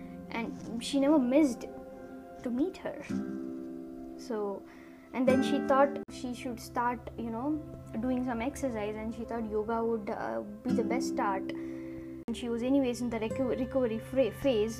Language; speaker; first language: English; non-native, local second language; Tamil